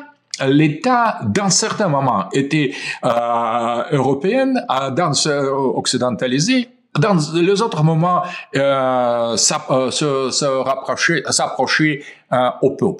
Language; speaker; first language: French; non-native, fluent; Russian